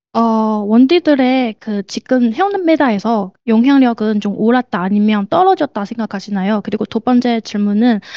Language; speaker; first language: Korean; non-native, fluent; Chinese